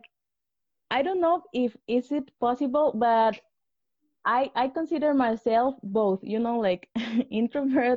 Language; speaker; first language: English; non-native, learner; Spanish